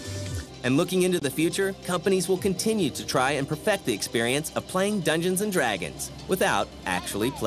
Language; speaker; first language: English; native; English